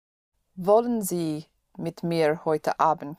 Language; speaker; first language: German; non-native, learner; English